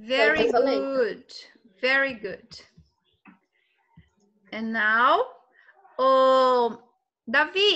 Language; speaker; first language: English; non-native, fluent; Portuguese